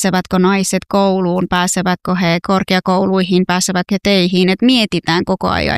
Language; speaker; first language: Finnish; non-native, fluent; Persian